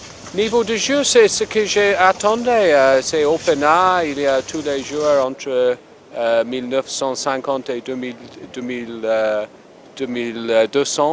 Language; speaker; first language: French; non-native, fluent; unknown